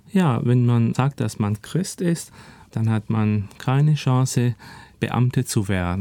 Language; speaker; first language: German; early bilingual, other home language; Turkish